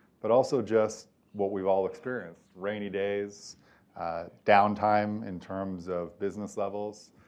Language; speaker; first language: English; native; English